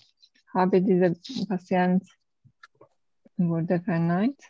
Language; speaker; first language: German; non-native, learner; Turkish